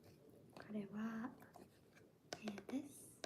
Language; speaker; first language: Japanese; non-native, learner; English